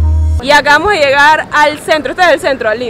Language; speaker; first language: Spanish; native; Spanish